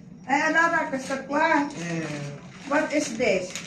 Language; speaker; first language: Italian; non-native, learner; Filipino